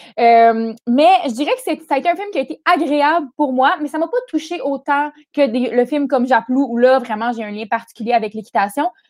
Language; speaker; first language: French; native; French